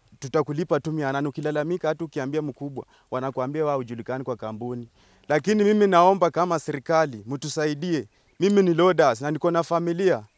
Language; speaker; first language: Swahili; non-native, local second language; Luyia